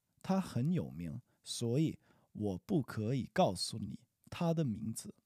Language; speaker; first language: Chinese; non-native, learner; English